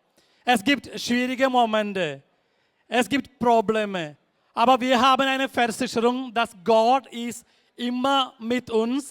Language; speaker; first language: German; non-native, fluent; Malayalam